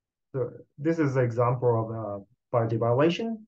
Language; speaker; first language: English; non-native, fluent; Japanese